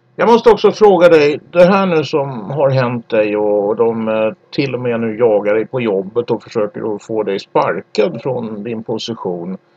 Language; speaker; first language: Swedish; native; Swedish